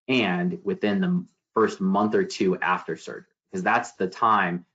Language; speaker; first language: English; native; English